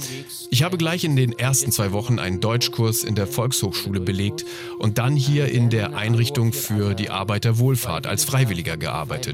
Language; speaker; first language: German; non-native, fluent; Arabic